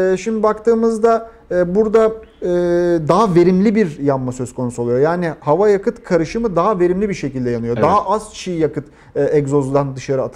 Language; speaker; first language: Turkish; native; Turkish